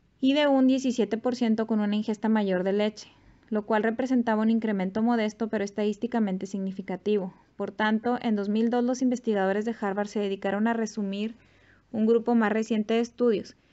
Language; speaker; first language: Spanish; native; Spanish